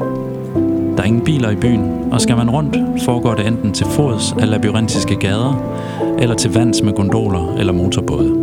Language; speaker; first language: Danish; native; Danish